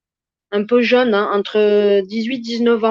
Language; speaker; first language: French; native; French